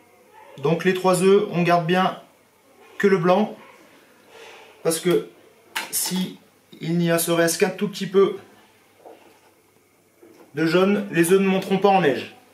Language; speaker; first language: French; native; French